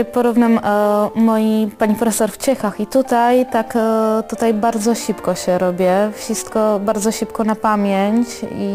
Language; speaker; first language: Polish; non-native, learner; Czech